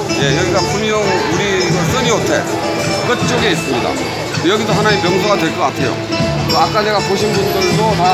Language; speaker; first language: Korean; native; Korean